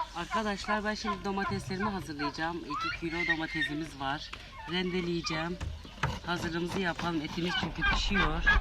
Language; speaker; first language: Turkish; non-native, local second language; Kurdish